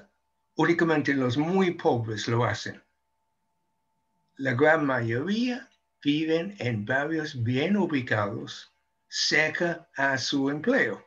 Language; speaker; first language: Spanish; non-native, fluent; English